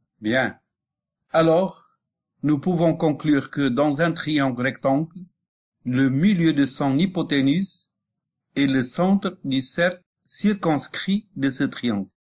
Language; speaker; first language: French; non-native, local second language; Arabic